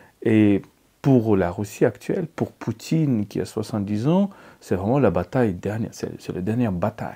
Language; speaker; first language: French; non-native, fluent; Ukrainian